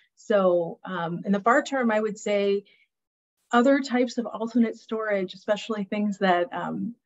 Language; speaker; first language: English; native; English